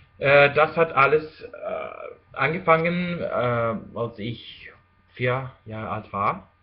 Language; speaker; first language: German; non-native, fluent; Spanish